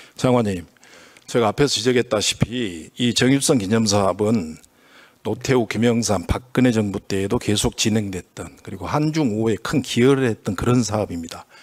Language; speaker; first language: Korean; native; Korean